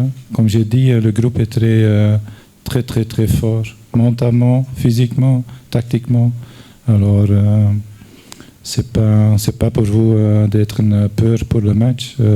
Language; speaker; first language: French; non-native, fluent; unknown